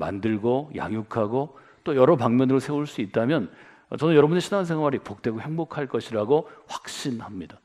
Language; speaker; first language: Korean; native; Korean